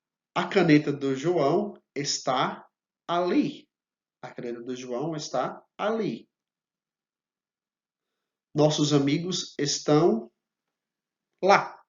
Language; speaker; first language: Portuguese; non-native, fluent; English